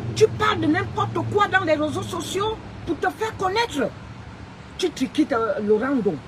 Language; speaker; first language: French; non-native, local second language; Fang